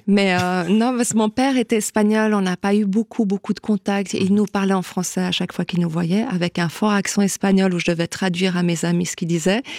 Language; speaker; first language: French; native; French